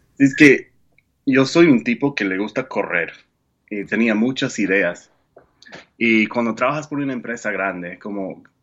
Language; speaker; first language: Spanish; non-native, fluent; English